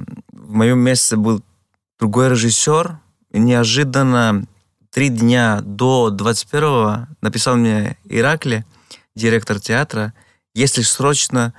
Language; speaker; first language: Russian; non-native, fluent; Greek